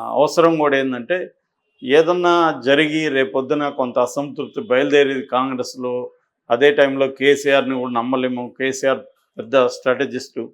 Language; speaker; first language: Telugu; native; Telugu